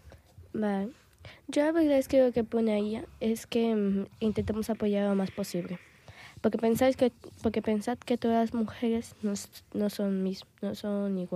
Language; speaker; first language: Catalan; non-native, local second language; Spanish